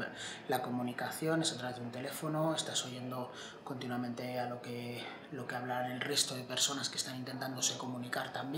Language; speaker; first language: Spanish; native; Spanish